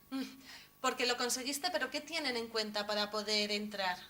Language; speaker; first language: Spanish; native; Spanish